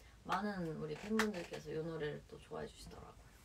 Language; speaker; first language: Korean; early bilingual, heritage; Korean